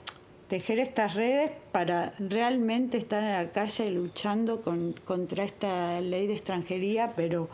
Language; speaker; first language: Spanish; native; Spanish